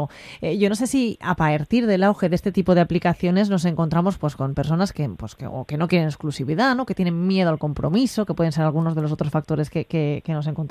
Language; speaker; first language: Spanish; native; Spanish